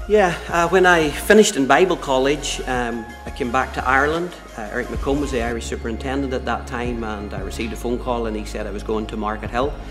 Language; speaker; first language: English; native; English